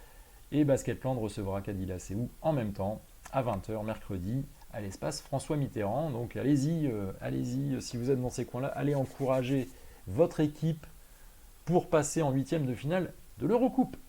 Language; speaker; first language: French; native; French